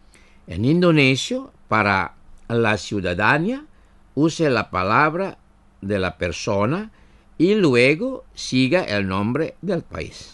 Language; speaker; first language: Spanish; non-native, fluent; Indonesian